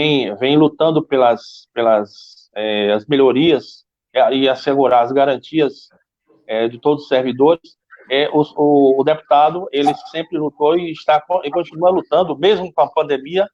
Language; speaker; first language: Portuguese; native; Portuguese